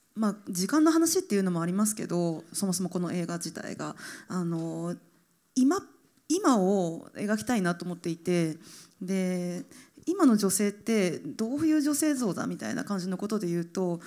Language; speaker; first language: Japanese; native; Japanese